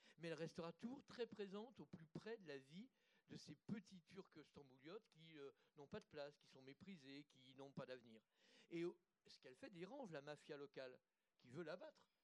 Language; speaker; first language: French; native; French